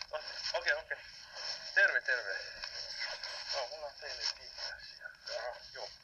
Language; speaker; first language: Finnish; non-native, fluent; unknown